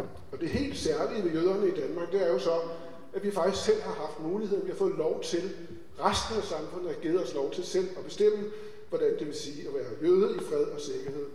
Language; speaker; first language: Danish; native; Danish